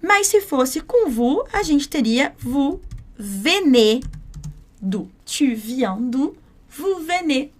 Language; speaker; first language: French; non-native, fluent; Portuguese